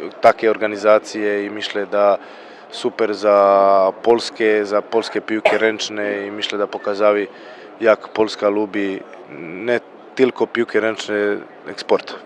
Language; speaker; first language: Polish; non-native, learner; Croatian